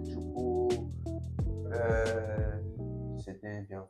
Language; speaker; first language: French; non-native, local second language; Comorian